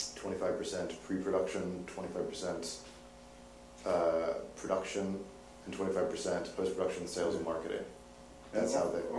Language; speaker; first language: English; native; English